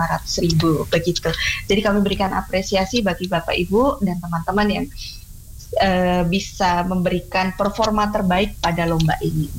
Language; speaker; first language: Indonesian; non-native, local second language; Javanese